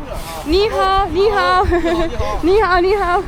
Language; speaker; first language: Chinese; non-native, learner; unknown